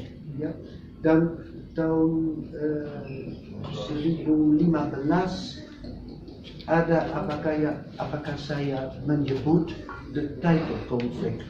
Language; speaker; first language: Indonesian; non-native, fluent; Dutch